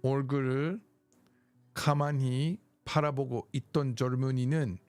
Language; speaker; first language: Korean; non-native, learner; English